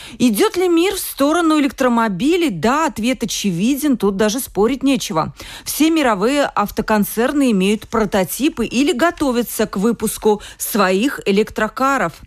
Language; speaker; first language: Russian; native; Russian